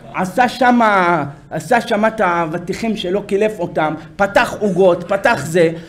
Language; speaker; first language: Hebrew; native; Hebrew